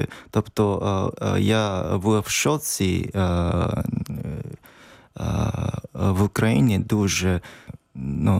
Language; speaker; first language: Ukrainian; non-native, learner; Japanese